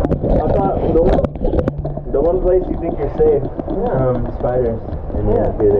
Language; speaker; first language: English; native; English